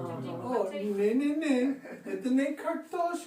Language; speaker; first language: Russian; non-native, learner; English